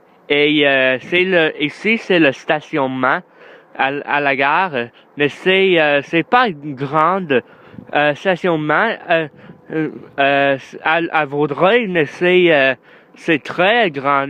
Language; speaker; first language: French; non-native, learner; English